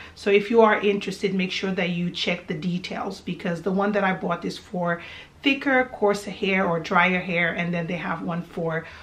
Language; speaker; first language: English; early bilingual, other home language; Portuguese